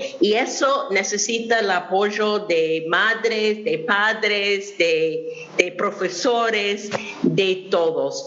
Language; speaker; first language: Spanish; non-native, fluent; English